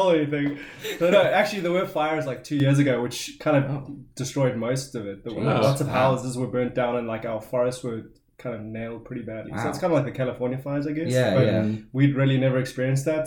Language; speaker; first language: English; native; English